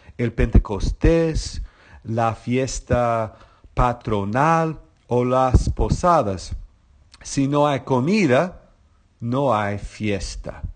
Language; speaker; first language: Spanish; non-native, fluent; English